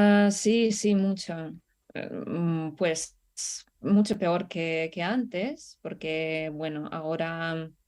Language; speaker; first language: Spanish; non-native, fluent; Russian